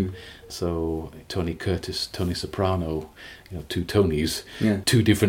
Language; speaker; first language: English; native; English